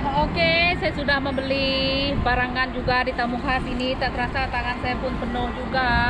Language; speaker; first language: Malay; non-native, local second language; Iban